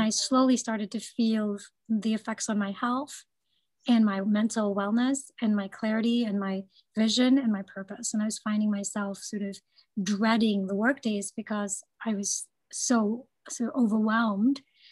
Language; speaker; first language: English; non-native, local second language; Gujarati